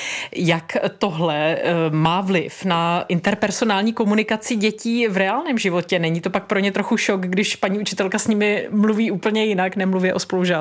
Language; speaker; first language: Czech; native; Czech